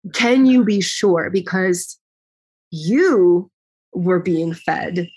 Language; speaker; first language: English; early bilingual, other home language; Ukrainian